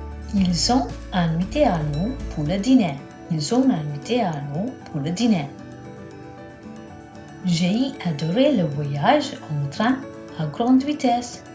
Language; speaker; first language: French; non-native, learner; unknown